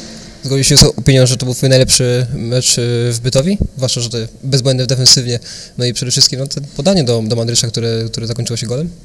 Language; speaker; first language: Polish; native; Polish